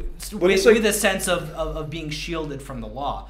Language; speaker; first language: English; native; English